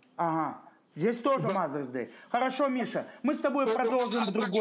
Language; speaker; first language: Russian; native; Russian